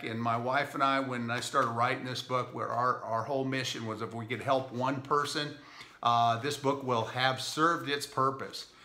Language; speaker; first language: English; native; English